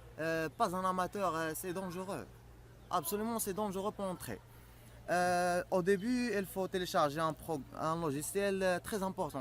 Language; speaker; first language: French; non-native, learner; Arabic